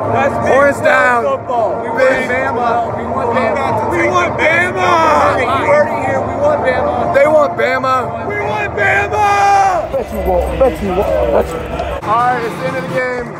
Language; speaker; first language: English; native; English